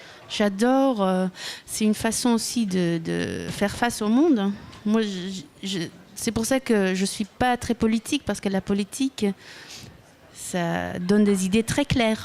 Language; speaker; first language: French; non-native, local second language; Dutch